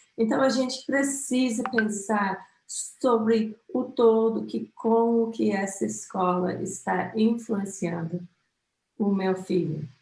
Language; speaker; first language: Portuguese; non-native, fluent; English